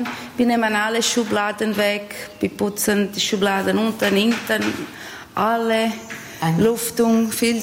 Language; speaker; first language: German; non-native, learner; Portuguese